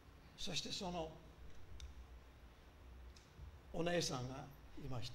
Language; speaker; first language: Japanese; non-native, fluent; English